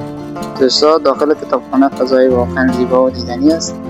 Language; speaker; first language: Persian; native; Persian